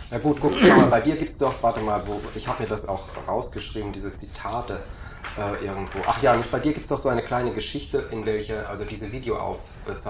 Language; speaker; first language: German; native; German